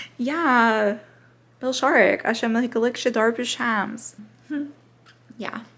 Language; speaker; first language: Arabic; non-native, learner; English